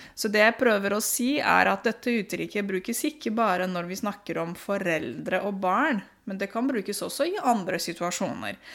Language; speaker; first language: Norwegian; non-native, fluent; Romanian